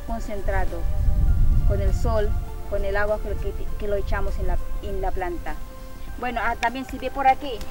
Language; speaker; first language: Spanish; non-native, fluent; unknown